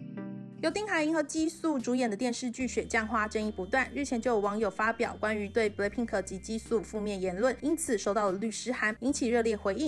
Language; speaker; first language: Chinese; native; Chinese